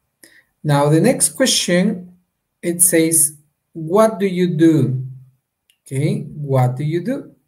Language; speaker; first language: English; non-native, fluent; Spanish